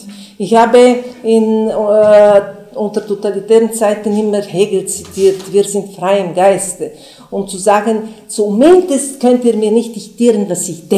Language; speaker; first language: German; non-native, fluent; Bulgarian